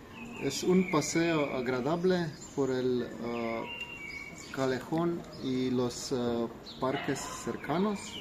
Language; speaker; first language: Spanish; non-native, learner; Slovenian